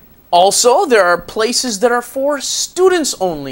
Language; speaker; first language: English; native; English